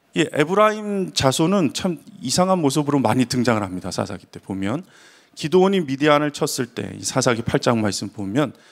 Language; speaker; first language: Korean; native; Korean